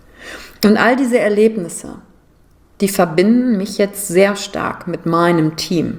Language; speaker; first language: German; native; German